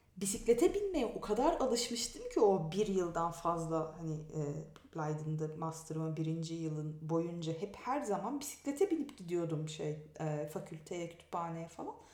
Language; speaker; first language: Turkish; native; Turkish